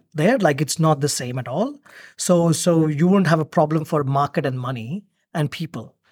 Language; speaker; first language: English; non-native, local second language; Telugu